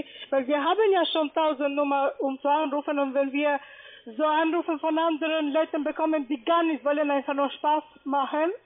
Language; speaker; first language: German; non-native, fluent; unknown